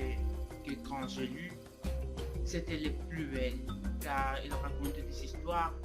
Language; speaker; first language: French; non-native, learner; Spanish